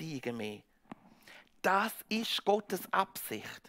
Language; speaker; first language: German; native; German